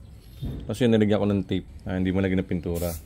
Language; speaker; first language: Filipino; native; Filipino